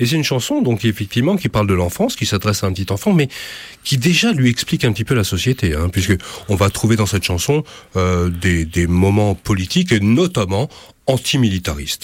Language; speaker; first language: French; native; French